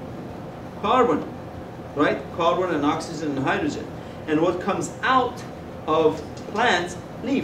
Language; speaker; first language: English; non-native, fluent; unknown